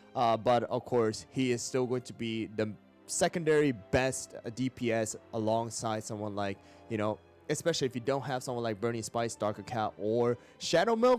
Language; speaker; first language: English; native; English